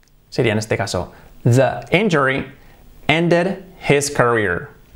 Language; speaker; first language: English; non-native, fluent; Spanish